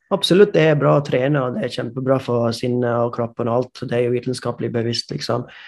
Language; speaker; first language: Norwegian; non-native, fluent; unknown